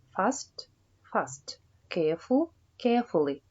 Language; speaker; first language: English; non-native, fluent; Kazakh